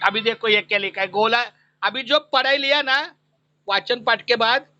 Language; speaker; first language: Hindi; non-native, local second language; Marathi